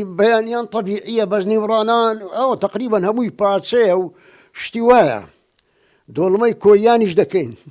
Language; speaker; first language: Central Kurdish; non-native, local second language; Assyrian Neo-Aramaic